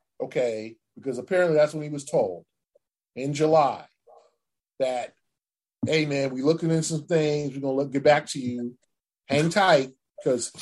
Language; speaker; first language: English; native; English